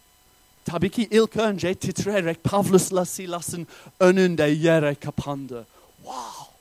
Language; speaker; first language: Turkish; non-native, fluent; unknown